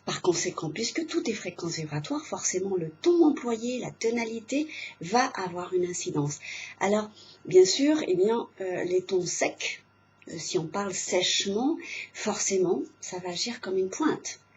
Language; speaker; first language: French; native; French